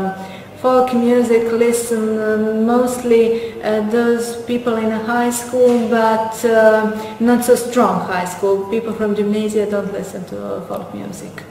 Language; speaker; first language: English; non-native, fluent; Serbian